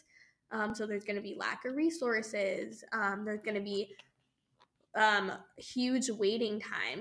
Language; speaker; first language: English; native; English